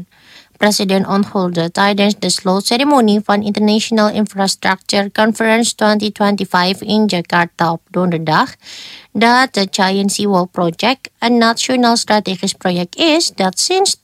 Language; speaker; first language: Dutch; non-native, fluent; Indonesian